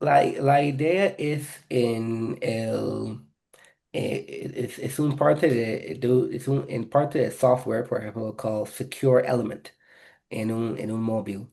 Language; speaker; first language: Spanish; non-native, fluent; English